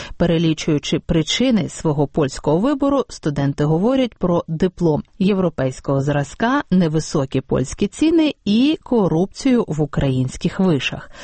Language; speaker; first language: Ukrainian; native; Ukrainian